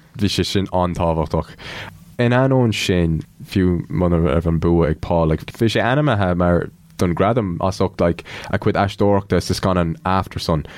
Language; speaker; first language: Irish; non-native, local second language; English